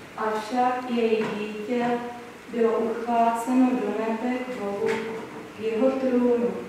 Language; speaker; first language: Czech; native; Czech